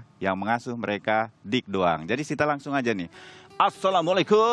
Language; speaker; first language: Malay; native; Malay